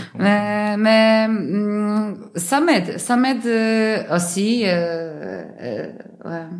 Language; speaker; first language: French; non-native, learner; Polish